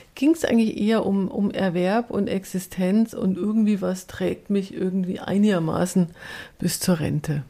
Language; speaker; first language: German; native; German